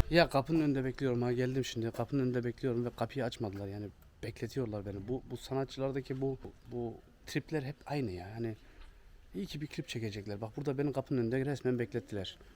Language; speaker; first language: Turkish; early bilingual, heritage; Turkish